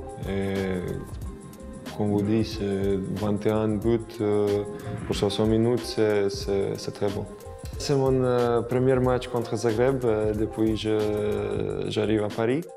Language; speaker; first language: French; non-native, learner; Croatian